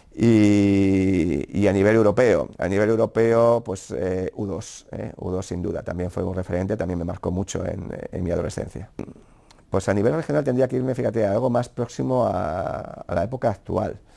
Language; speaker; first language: Spanish; native; Spanish